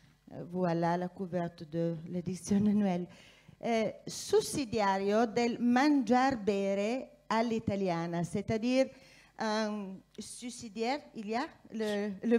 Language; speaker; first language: French; non-native, fluent; Italian